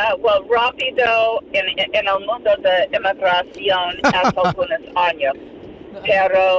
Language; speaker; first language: Spanish; non-native, learner; English